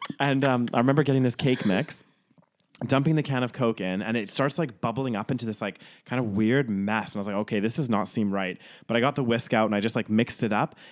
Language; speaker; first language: English; native; English